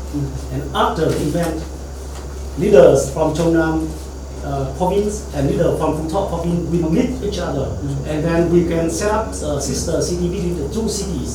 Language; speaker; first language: English; non-native, learner; Vietnamese